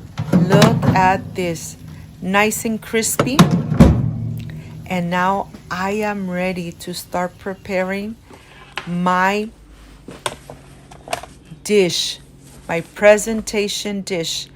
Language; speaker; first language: English; non-native, fluent; Spanish